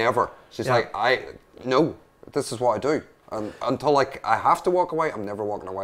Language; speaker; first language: English; native; English